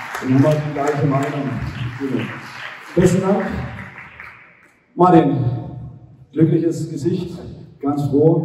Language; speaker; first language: German; native; German